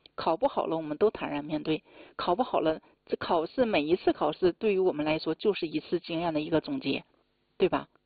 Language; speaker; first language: Chinese; native; Chinese